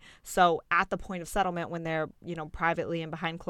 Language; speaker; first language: English; native; English